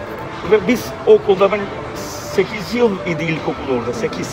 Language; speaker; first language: Turkish; early bilingual, heritage; Turkish